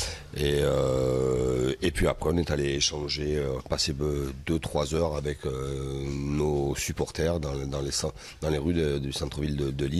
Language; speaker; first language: French; native; French